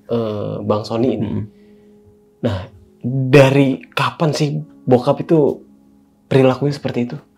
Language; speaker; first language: Indonesian; native; Indonesian